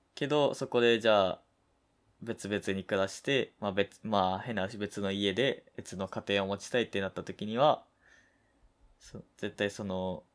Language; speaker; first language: Japanese; native; Japanese